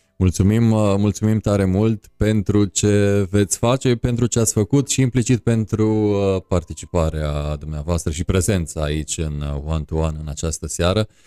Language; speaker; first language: Romanian; native; Romanian